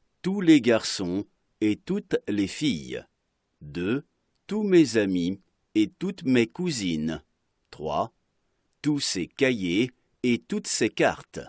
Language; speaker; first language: French; non-native, fluent; Arabic